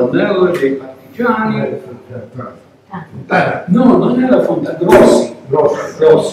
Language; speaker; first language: Italian; non-native, learner; English